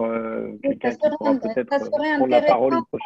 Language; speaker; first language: French; native; French